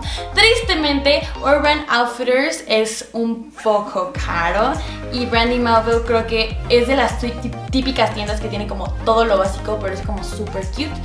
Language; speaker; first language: Spanish; native; Spanish